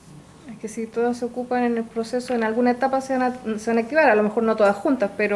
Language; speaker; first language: Spanish; native; Spanish